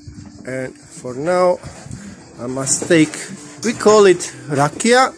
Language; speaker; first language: English; non-native, learner; Croatian